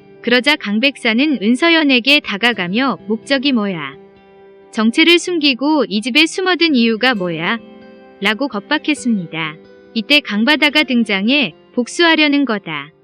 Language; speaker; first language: Korean; native; Korean